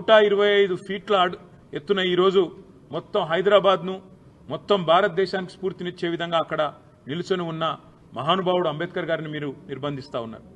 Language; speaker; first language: Telugu; native; Telugu